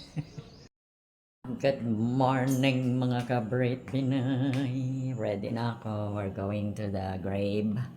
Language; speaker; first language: Filipino; non-native, local second language; Cebuano